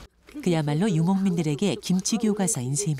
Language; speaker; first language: Korean; native; Korean